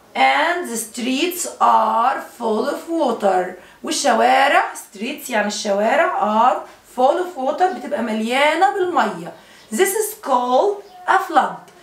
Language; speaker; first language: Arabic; native; Arabic